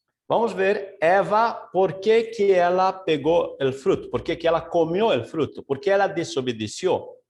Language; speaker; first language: Portuguese; non-native, fluent; Spanish